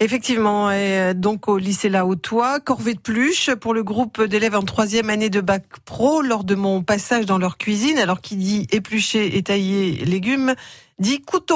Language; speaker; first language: French; native; French